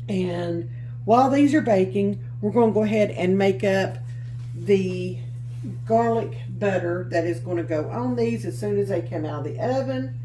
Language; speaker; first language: English; native; English